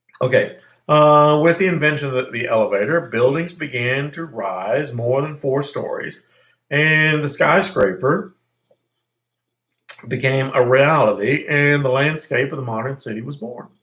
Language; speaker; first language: English; native; English